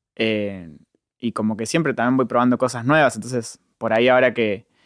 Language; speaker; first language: Spanish; native; Spanish